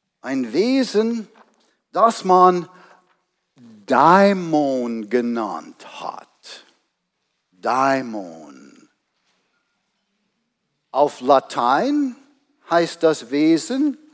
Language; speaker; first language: German; non-native, fluent; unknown